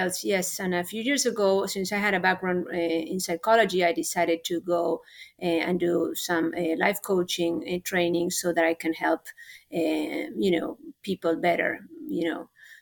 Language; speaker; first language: English; non-native, fluent; Spanish